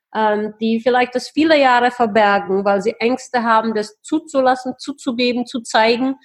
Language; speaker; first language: German; non-native, fluent; Czech